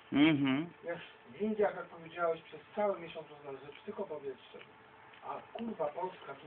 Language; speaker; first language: Polish; native; Polish